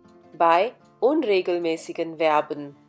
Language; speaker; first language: German; non-native, fluent; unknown